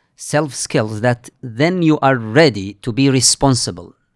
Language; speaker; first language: English; non-native, fluent; Arabic